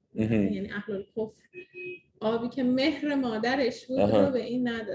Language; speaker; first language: Persian; early bilingual, heritage; Persian